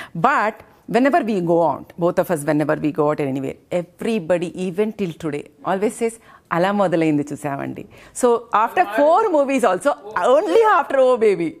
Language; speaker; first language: English; non-native, local second language; Telugu